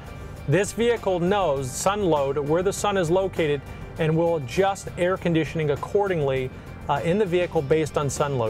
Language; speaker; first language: English; native; English